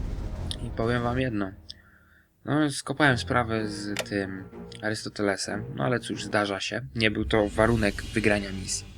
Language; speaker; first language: Polish; native; Polish